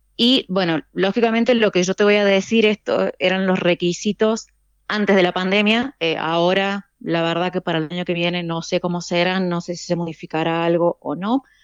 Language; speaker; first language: Spanish; native; Spanish